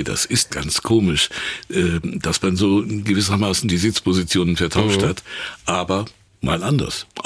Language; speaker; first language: German; native; German